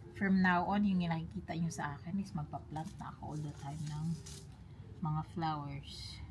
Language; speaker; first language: Filipino; non-native, local second language; Cebuano